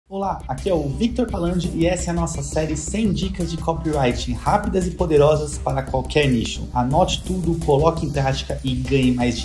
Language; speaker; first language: Portuguese; native; Portuguese